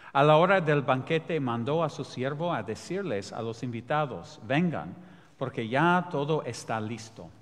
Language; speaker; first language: Spanish; non-native, fluent; English